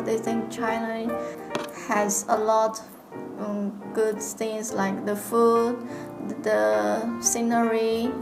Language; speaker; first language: English; non-native, fluent; Chinese